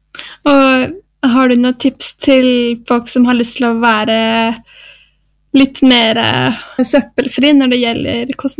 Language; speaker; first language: Norwegian; native; Norwegian